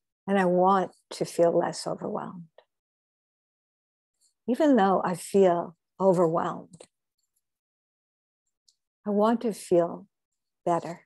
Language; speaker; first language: English; native; English